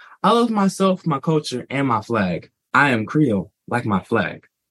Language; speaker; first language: English; native; English